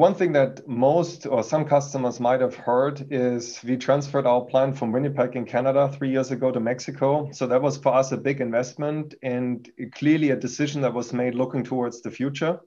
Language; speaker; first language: English; non-native, fluent; German